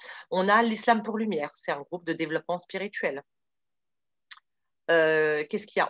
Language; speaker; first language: French; native; French